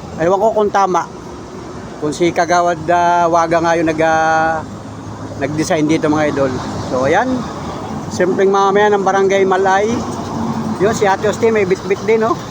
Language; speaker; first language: Filipino; native; Filipino